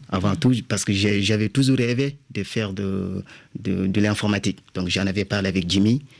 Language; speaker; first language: French; non-native, local second language; Wolof